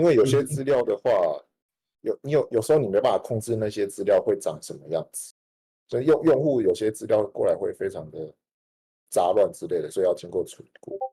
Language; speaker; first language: Chinese; native; Chinese